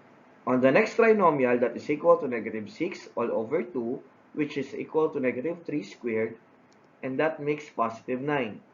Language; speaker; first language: English; non-native, local second language; Filipino